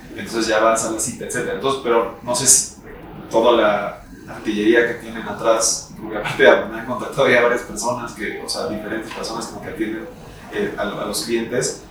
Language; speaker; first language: Spanish; native; Spanish